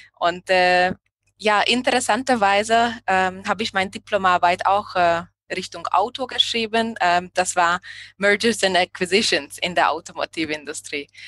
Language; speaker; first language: German; non-native, fluent; Hungarian